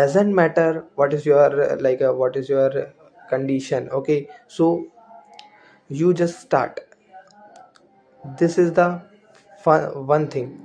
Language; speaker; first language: English; non-native, learner; Hindi